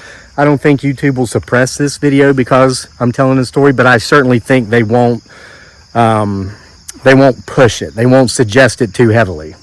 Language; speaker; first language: English; native; English